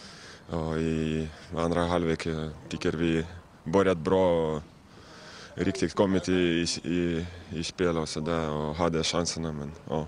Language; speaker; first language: Swedish; non-native, fluent; Lithuanian